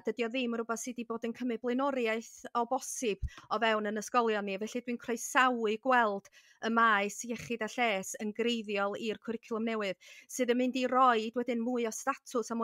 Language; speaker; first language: Welsh; native; Welsh